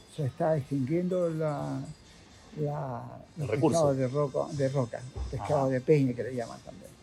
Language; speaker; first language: Spanish; native; Spanish